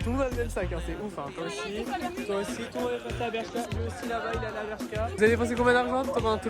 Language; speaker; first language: French; native; French